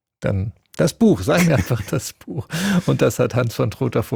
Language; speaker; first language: German; native; German